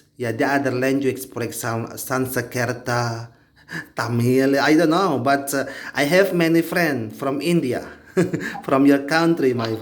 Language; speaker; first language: English; non-native, learner; Indonesian